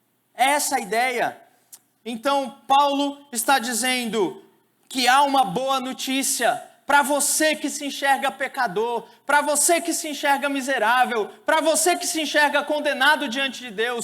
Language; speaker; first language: Portuguese; native; Portuguese